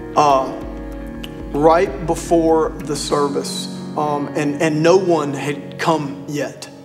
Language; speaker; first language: English; native; English